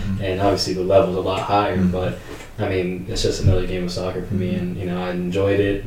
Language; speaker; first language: English; native; English